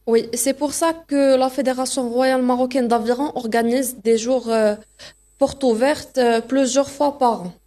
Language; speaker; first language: French; non-native, local second language; Arabic